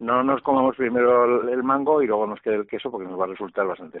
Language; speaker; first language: Spanish; native; Spanish